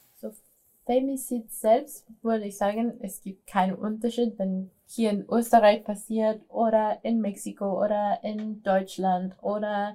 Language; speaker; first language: German; non-native, fluent; Spanish